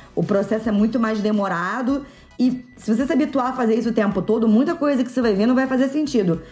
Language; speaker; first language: Portuguese; native; Portuguese